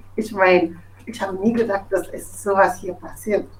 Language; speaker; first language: German; non-native, fluent; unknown